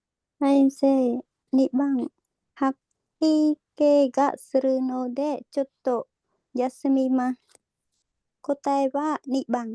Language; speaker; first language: Japanese; non-native, learner; Khmer